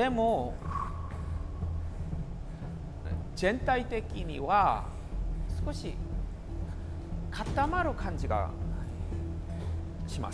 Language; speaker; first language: Japanese; non-native, fluent; Korean